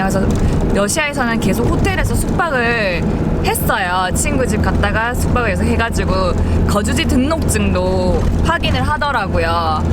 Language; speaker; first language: Korean; native; Korean